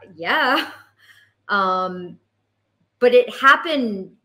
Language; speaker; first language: English; native; English